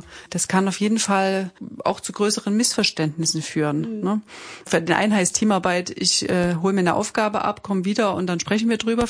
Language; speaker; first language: German; native; German